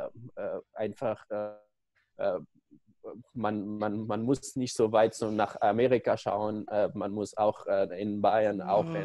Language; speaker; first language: German; non-native, learner; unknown